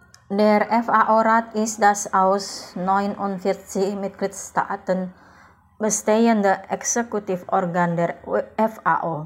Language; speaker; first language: German; non-native, fluent; Indonesian